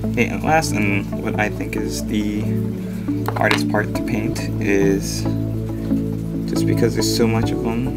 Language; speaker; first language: English; native; English